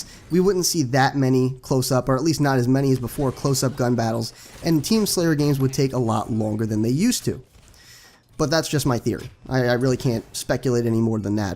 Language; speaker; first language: English; native; English